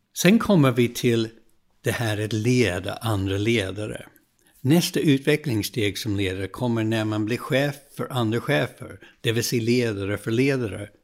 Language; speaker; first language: Swedish; non-native, fluent; English